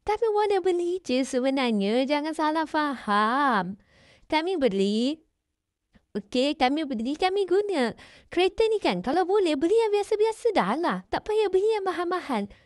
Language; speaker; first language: Malay; native; Malay